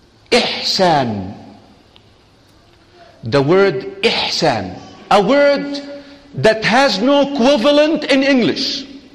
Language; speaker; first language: English; non-native, fluent; Arabic